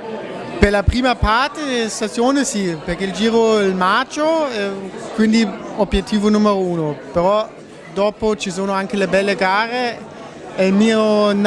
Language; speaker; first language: Italian; non-native, fluent; German